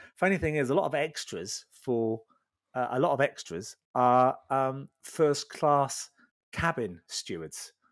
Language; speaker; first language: English; native; English